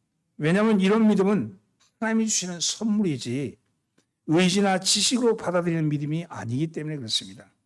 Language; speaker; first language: Korean; native; Korean